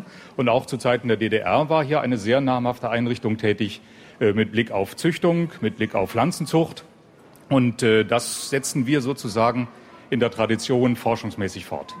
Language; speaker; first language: German; native; German